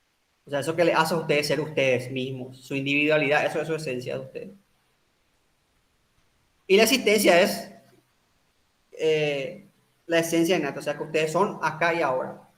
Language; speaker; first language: Spanish; native; Spanish